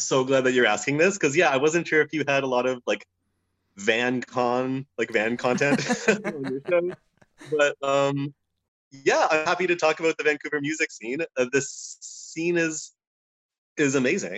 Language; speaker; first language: English; native; English